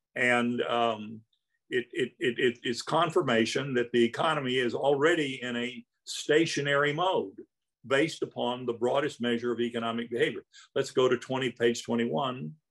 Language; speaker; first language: English; native; English